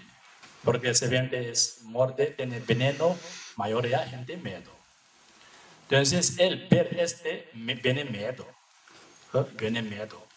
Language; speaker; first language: Spanish; non-native, learner; Tibetan